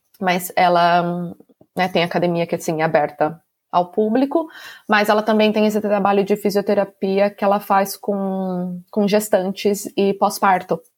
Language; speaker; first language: Portuguese; native; Portuguese